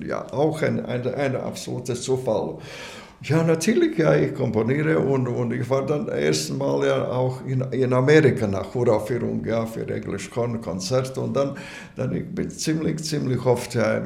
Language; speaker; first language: German; non-native, learner; Latvian